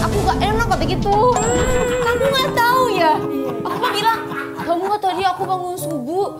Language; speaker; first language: Indonesian; non-native, fluent; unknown